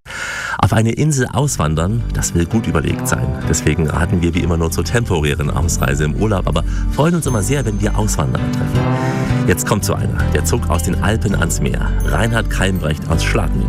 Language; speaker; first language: German; native; German